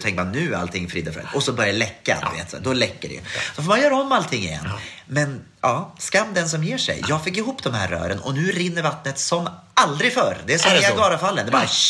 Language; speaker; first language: Swedish; native; Swedish